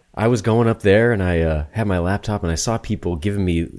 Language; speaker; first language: English; native; English